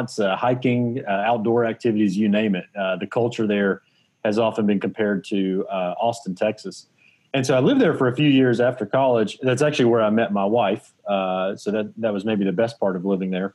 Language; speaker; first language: English; native; English